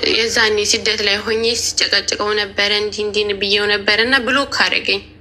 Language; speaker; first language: Amharic; native; Amharic